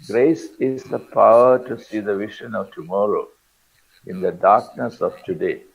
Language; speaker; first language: English; non-native, local second language; Malayalam